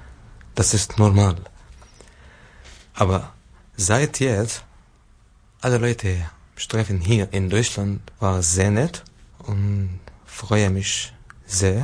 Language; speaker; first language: German; non-native, learner; Arabic